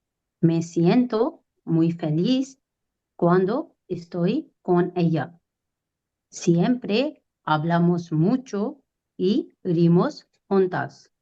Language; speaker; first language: Spanish; non-native, learner; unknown